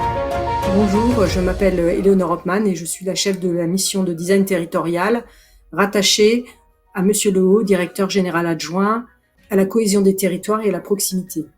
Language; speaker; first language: French; native; French